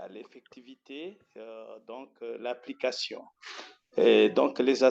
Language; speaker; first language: French; non-native, local second language; Rundi